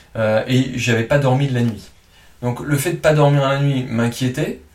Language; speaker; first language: French; native; French